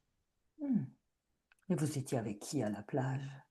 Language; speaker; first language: French; native; French